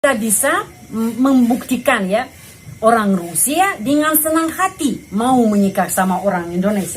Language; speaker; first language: Indonesian; non-native, fluent; Russian